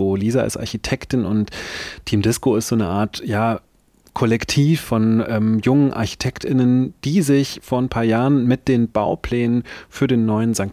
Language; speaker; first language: German; native; German